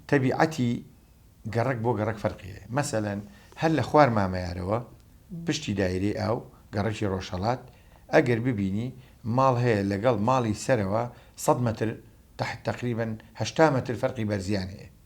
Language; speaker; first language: Central Kurdish; native; Central Kurdish